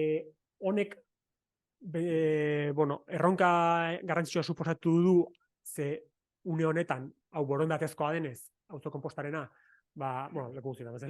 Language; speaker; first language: Basque; native; Basque